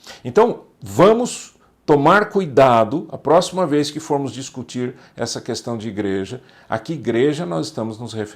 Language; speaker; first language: Portuguese; native; Portuguese